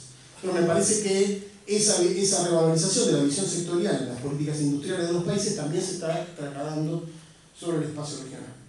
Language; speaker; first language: Spanish; native; Spanish